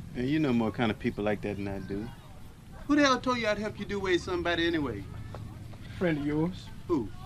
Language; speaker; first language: English; native; English